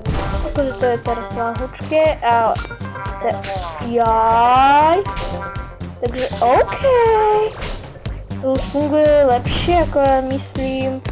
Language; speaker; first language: Slovak; non-native, learner; Ukrainian